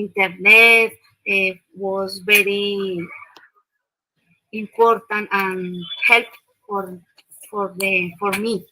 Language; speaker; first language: English; non-native, learner; Spanish